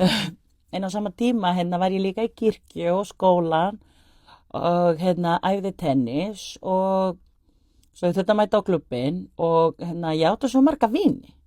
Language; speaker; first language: Icelandic; non-native, fluent; Spanish